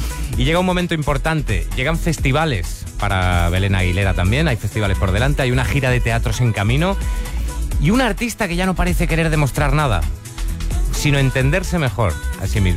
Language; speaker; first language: Spanish; native; Spanish